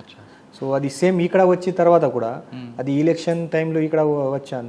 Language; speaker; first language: Telugu; non-native, learner; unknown